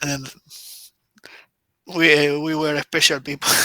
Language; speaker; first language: English; non-native, learner; Spanish